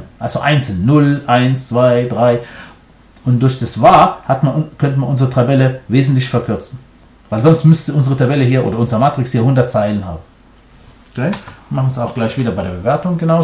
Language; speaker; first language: German; non-native, fluent; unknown